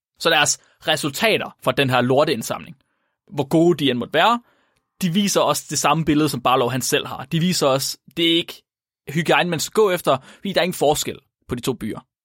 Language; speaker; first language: Danish; native; Danish